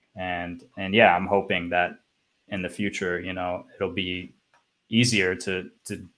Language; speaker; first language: English; native; English